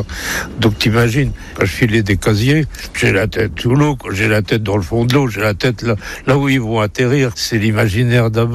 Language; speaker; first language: French; native; French